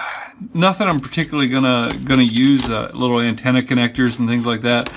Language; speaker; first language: English; native; English